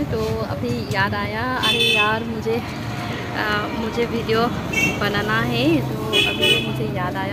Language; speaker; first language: Hindi; non-native, local second language; Assamese